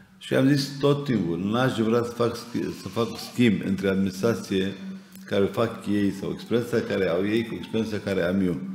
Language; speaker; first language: Romanian; non-native, fluent; Arabic